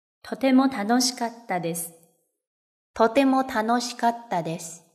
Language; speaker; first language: Japanese; non-native, fluent; Chinese